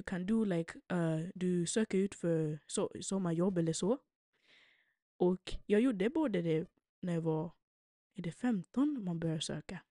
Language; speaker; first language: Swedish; early bilingual, other home language; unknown